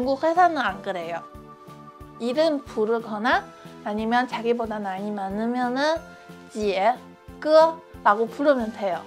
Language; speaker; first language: Korean; non-native, fluent; Chinese